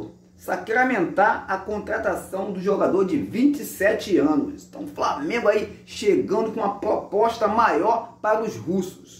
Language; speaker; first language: Portuguese; native; Portuguese